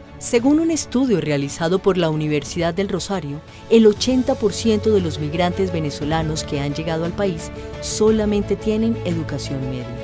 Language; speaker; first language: Spanish; native; Spanish